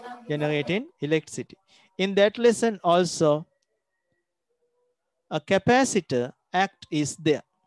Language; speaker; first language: English; non-native, local second language; Sinhala